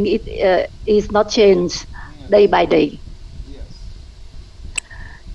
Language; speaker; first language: English; non-native, learner; Vietnamese